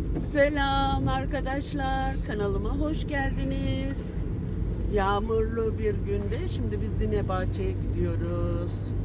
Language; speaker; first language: Turkish; early bilingual, other home language; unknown